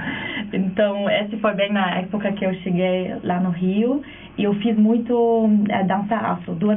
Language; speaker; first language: Portuguese; non-native, fluent; German